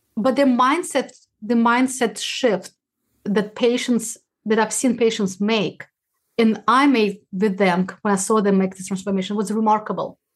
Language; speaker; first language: English; non-native, fluent; Uzbek